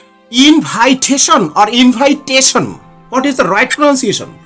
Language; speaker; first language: English; non-native, learner; Bangla